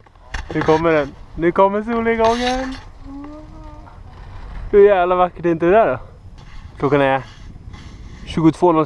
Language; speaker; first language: Swedish; native; Swedish